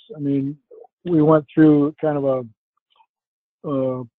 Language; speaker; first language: English; native; English